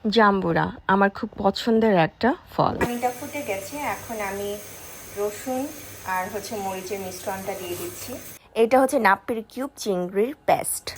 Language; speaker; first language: Bangla; non-native, local second language; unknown